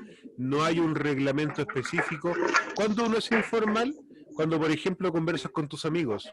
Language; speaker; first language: Spanish; native; Spanish